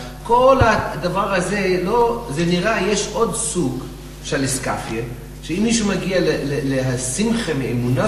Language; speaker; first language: Hebrew; non-native, fluent; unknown